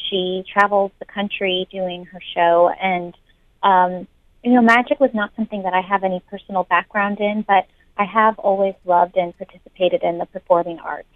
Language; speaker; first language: English; native; English